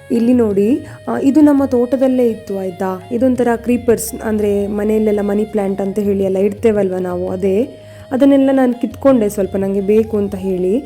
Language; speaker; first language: Kannada; non-native, local second language; Konkani